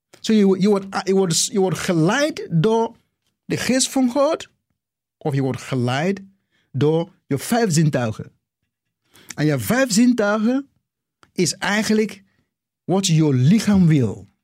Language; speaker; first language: Dutch; non-native, fluent; English